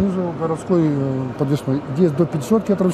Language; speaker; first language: Russian; native; Russian